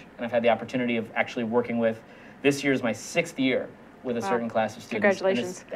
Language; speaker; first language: English; native; English